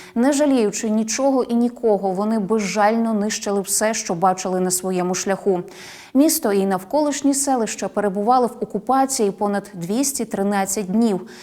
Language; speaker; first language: Ukrainian; native; Ukrainian